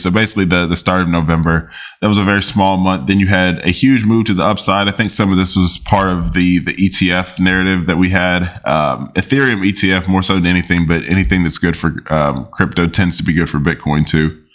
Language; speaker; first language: English; native; English